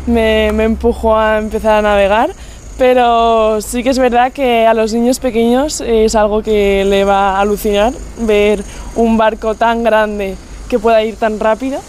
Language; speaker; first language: Spanish; native; Spanish